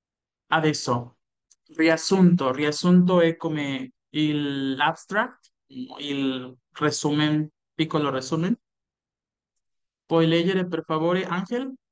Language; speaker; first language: Italian; non-native, fluent; Spanish